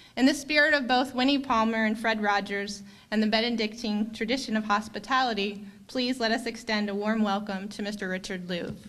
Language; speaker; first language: English; native; English